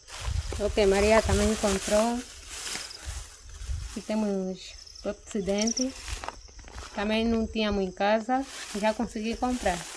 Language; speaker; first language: Portuguese; non-native, local second language; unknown